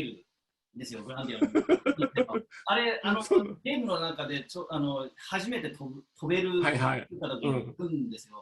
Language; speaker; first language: Japanese; native; Japanese